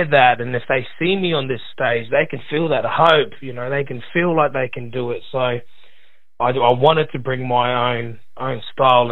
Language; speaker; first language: English; native; English